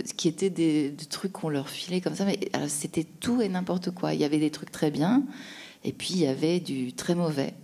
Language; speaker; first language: French; native; French